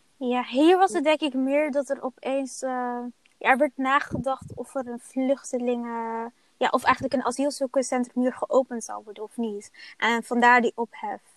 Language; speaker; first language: Dutch; early bilingual, other home language; Somali